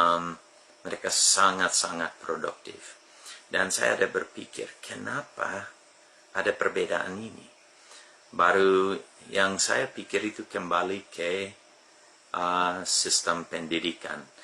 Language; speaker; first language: Indonesian; non-native, fluent; English